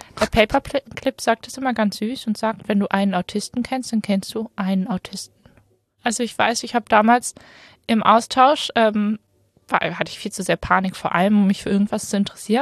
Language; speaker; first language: German; native; German